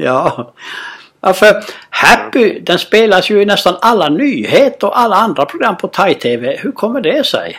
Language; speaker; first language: Swedish; native; Swedish